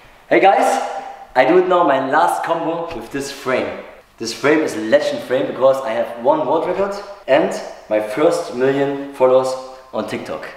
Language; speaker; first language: English; non-native, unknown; German